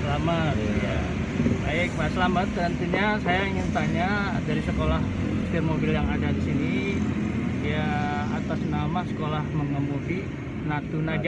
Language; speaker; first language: Indonesian; native; Indonesian